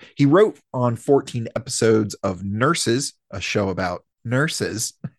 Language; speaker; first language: English; native; English